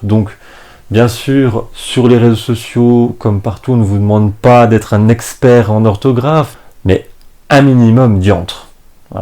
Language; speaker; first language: French; native; French